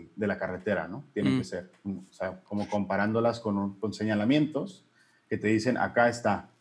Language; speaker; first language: Spanish; native; Spanish